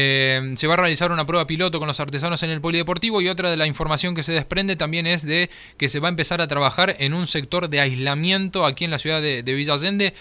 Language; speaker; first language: Spanish; native; Spanish